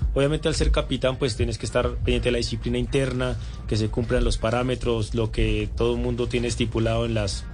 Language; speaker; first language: Spanish; native; Spanish